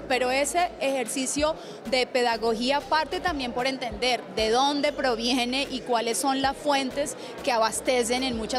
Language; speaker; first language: Spanish; native; Spanish